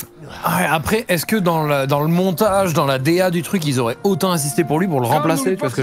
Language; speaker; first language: French; native; French